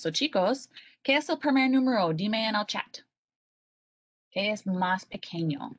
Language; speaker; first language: Spanish; non-native, learner; English